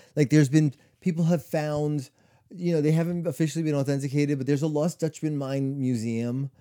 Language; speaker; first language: English; native; English